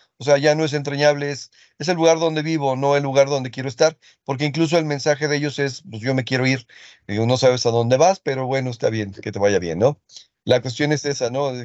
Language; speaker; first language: Spanish; early bilingual, other home language; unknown